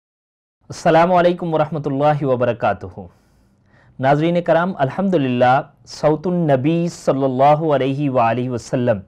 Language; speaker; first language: Urdu; native; Urdu